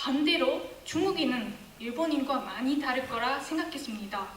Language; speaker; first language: Korean; non-native, fluent; Japanese